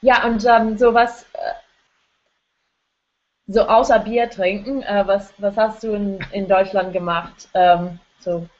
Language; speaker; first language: German; non-native, fluent; English